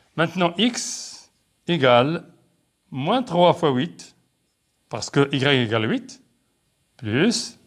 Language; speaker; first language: French; non-native, local second language; Arabic